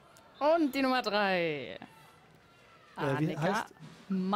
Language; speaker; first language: German; native; German